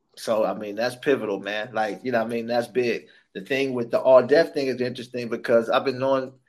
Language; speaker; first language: English; native; English